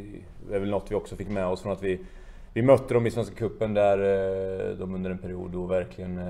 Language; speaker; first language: Swedish; native; Swedish